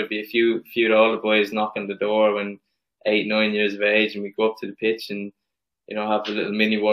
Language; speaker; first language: English; native; English